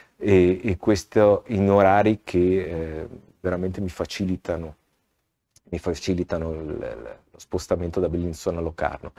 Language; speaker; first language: Italian; native; Italian